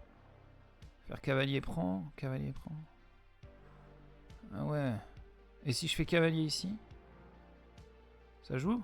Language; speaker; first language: French; native; French